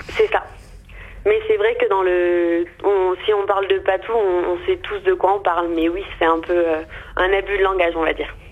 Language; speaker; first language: French; native; French